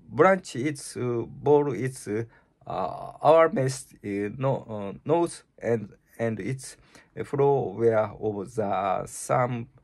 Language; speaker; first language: English; non-native, learner; Japanese